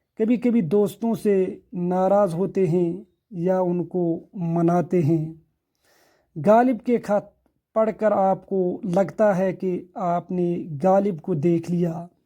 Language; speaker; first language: Urdu; non-native, local second language; Kashmiri